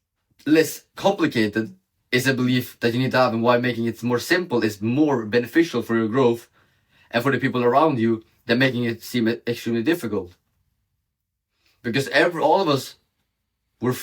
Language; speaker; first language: English; non-native, fluent; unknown